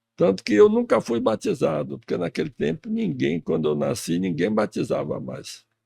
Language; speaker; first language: Portuguese; early bilingual, other home language; Russian